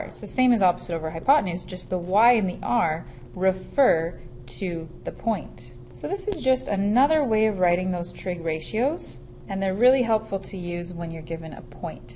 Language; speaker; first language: English; native; English